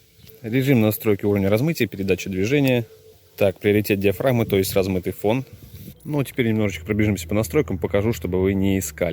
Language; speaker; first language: Russian; native; Russian